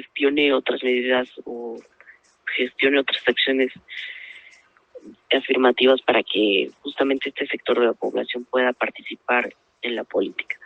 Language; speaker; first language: Spanish; native; Spanish